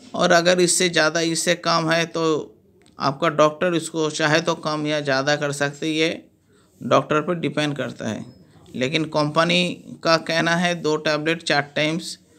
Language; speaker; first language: Hindi; non-native, local second language; Bangla